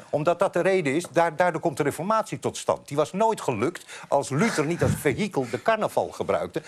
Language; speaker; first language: Dutch; native; Dutch